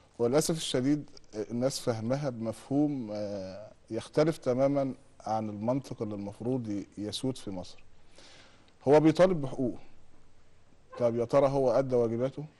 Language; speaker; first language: Arabic; native; Arabic